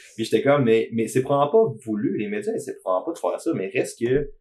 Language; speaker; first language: French; native; French